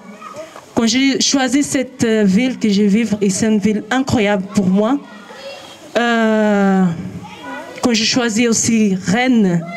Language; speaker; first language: French; non-native, learner; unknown